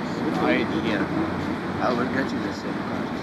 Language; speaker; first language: English; non-native, learner; Arabic